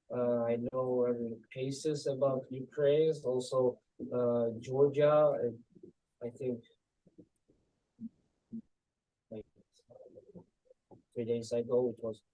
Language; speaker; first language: English; non-native, learner; Georgian